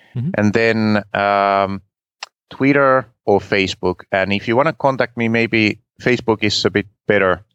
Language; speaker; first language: English; non-native, fluent; Finnish